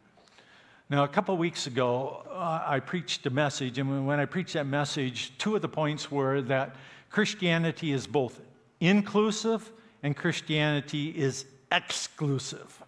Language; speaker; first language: English; native; English